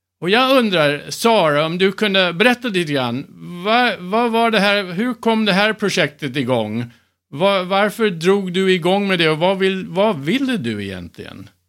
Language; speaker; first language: Swedish; non-native, fluent; English